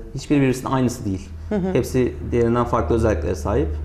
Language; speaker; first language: Turkish; native; Turkish